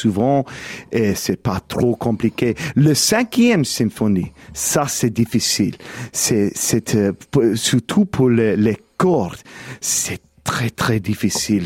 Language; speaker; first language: French; non-native, learner; English